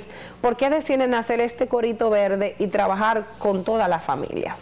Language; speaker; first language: Spanish; native; Spanish